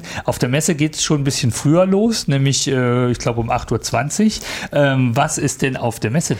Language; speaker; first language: German; native; German